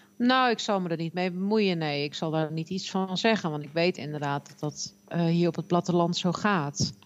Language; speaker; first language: Dutch; native; Dutch